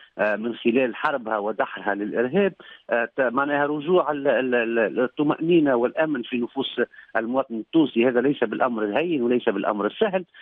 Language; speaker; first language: Arabic; native; Arabic